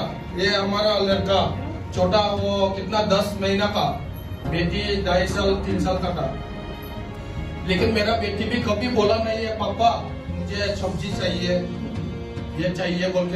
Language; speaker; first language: Hindi; non-native, local second language; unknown